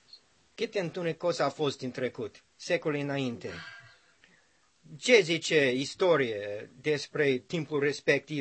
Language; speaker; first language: Romanian; non-native, learner; English